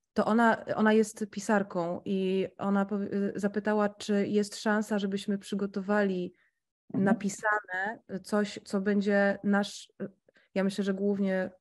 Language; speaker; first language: Polish; native; Polish